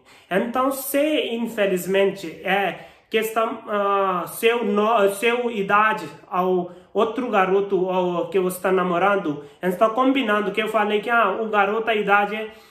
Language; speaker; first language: Portuguese; non-native, learner; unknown